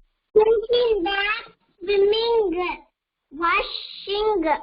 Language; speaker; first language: English; non-native, learner; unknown